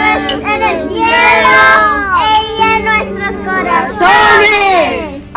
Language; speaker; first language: Spanish; native; Spanish